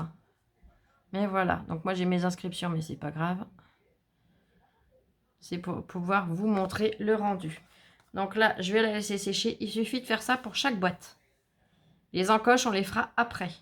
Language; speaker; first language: French; native; French